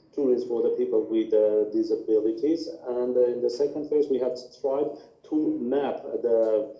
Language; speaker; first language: English; non-native, fluent; Armenian